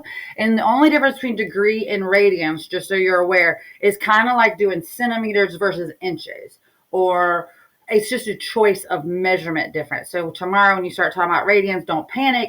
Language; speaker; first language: English; native; English